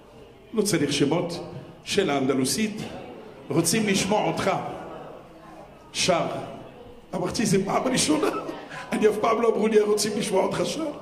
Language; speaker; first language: Hebrew; non-native, fluent; French